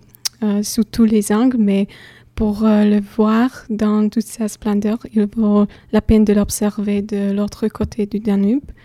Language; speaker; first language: French; non-native, fluent; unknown